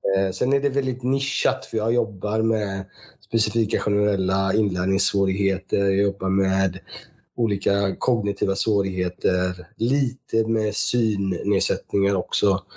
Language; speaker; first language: Swedish; early bilingual, other home language; Persian